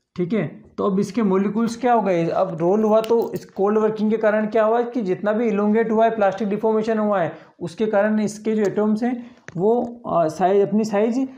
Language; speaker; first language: Hindi; native; Hindi